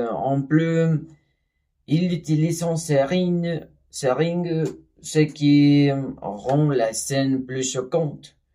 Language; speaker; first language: French; non-native, learner; Spanish